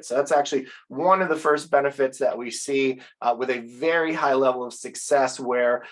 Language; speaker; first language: English; native; English